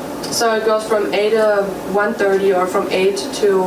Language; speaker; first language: English; non-native, fluent; German